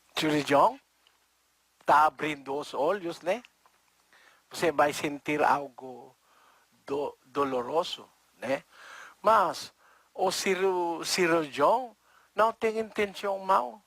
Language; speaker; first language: Portuguese; non-native, learner; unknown